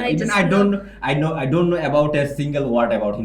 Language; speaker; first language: English; non-native, local second language; Bangla